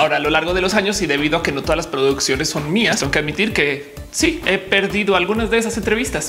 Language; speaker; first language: Spanish; native; Spanish